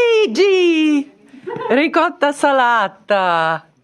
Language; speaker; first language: Italian; non-native, learner; English